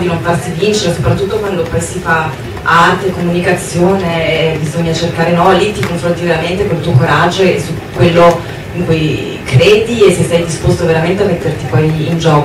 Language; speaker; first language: Italian; native; Italian